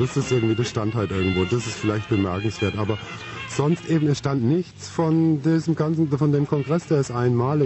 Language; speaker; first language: German; native; German